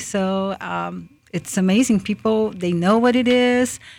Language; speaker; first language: English; early bilingual, other home language; Portuguese